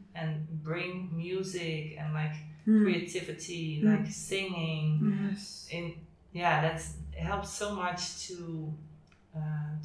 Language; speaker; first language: English; non-native, fluent; Dutch